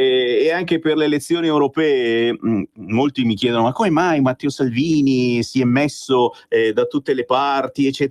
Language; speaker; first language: Italian; native; Italian